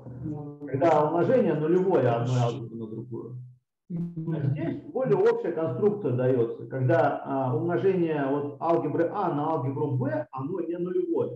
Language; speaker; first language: Russian; native; Russian